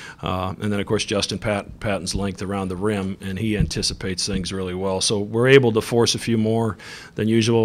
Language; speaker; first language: English; native; English